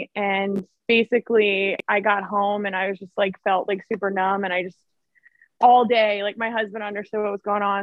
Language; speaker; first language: English; native; English